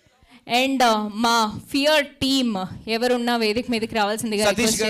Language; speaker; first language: Telugu; native; Telugu